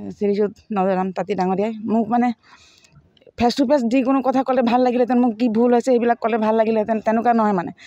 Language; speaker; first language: Assamese; non-native, local second language; Sadri